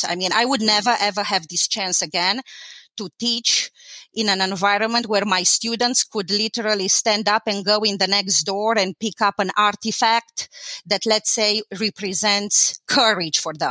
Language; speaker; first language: English; non-native, fluent; Romanian